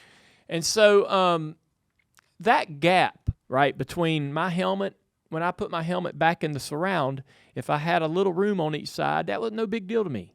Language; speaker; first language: English; native; English